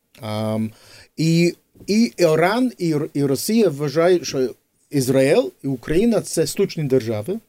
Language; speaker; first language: Ukrainian; early bilingual, heritage; English